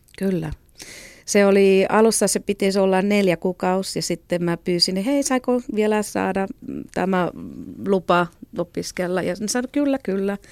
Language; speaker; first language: Finnish; non-native, fluent; Catalan